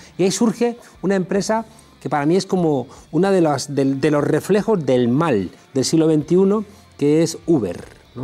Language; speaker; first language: Spanish; native; Spanish